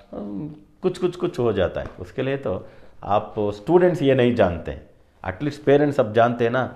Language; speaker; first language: Hindi; non-native, local second language; Kannada